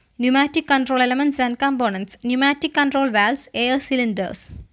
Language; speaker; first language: English; non-native, local second language; Malayalam